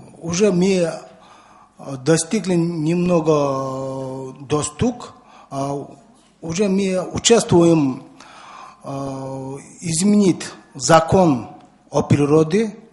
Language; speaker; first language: Russian; non-native, learner; Mongolian